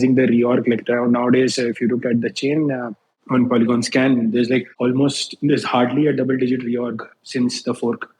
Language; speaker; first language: English; non-native, local second language; Hindi